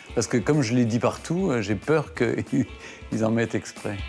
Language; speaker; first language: French; native; French